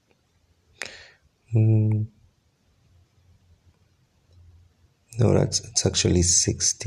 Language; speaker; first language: English; non-native, local second language; Ganda